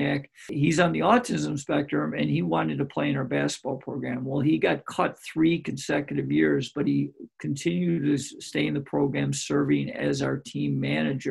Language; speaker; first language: English; native; English